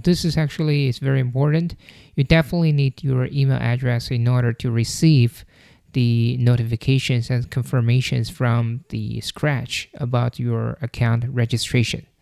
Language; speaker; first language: English; non-native, fluent; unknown